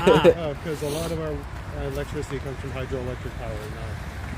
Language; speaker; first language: English; native; English